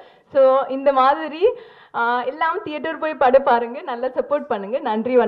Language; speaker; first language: Tamil; non-native, learner; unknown